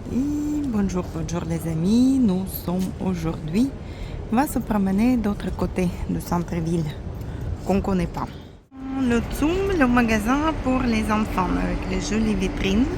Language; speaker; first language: French; non-native, fluent; Russian